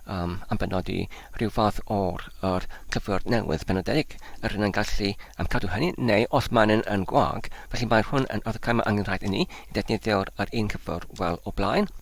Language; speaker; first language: Welsh; non-native, learner; Polish